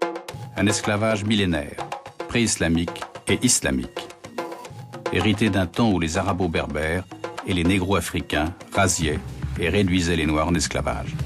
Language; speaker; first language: French; native; French